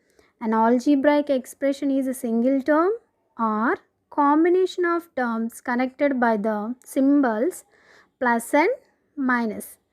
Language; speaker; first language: English; non-native, local second language; Telugu